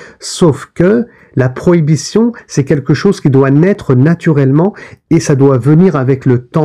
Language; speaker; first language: French; native; French